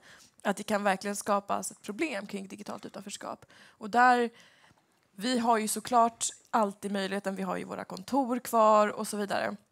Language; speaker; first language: Swedish; native; Swedish